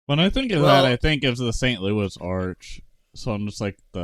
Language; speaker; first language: English; native; English